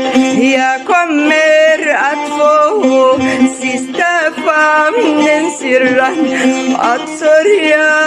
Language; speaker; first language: Swedish; non-native, fluent; Kurdish